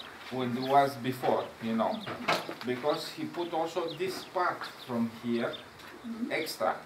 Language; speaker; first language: English; non-native, learner; Romanian